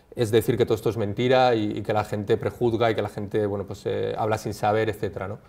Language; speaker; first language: Spanish; native; Spanish